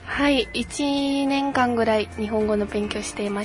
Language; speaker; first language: Japanese; non-native, fluent; Mongolian